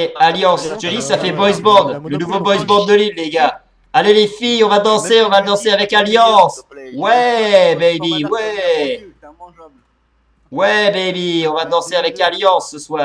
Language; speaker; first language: French; native; French